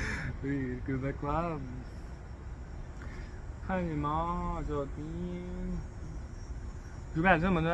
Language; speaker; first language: French; non-native, learner; English